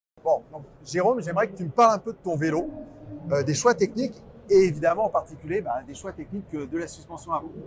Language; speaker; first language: French; native; French